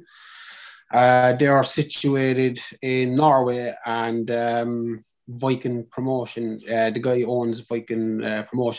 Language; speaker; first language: English; native; English